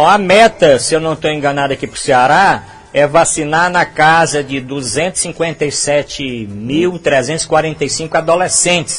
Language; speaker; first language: Portuguese; native; Portuguese